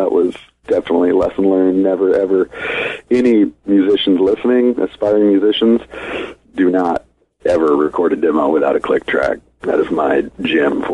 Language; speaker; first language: English; native; English